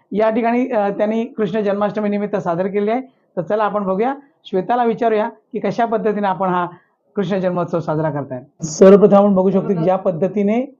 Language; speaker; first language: Marathi; non-native, local second language; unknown